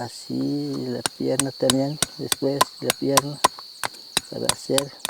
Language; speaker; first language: Spanish; non-native, local second language; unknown